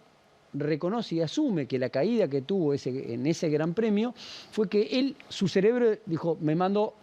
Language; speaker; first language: Spanish; native; Spanish